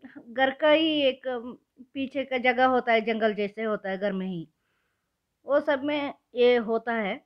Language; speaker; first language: Hindi; non-native, local second language; Kannada